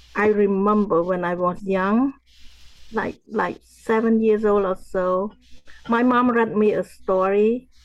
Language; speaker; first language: English; non-native, fluent; Khmer